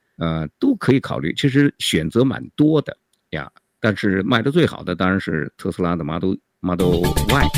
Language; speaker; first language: Chinese; native; Chinese